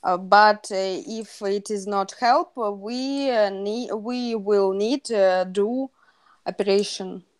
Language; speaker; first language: English; non-native, learner; Russian